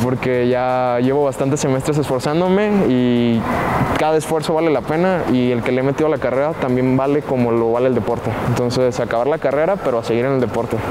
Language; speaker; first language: Spanish; native; Spanish